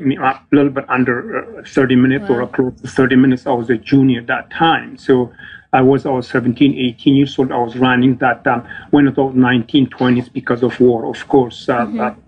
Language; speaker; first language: English; non-native, fluent; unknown